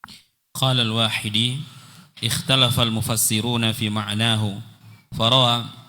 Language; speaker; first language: Arabic; non-native, fluent; Indonesian